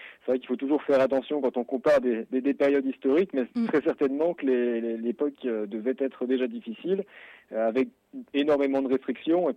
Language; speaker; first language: French; native; French